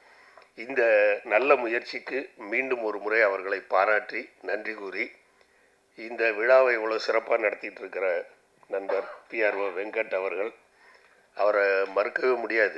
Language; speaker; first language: Tamil; native; Tamil